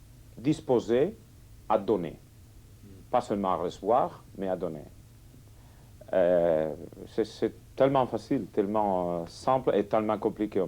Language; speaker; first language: French; non-native, fluent; Catalan